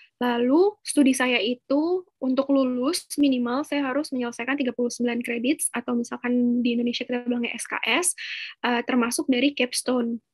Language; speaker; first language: Indonesian; native; Indonesian